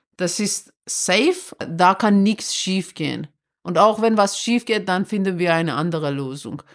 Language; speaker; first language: German; non-native, fluent; Persian